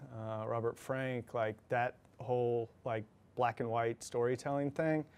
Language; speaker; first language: English; native; English